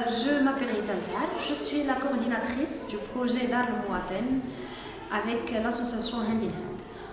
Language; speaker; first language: French; non-native, local second language; Arabic